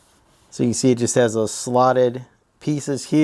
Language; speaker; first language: English; native; English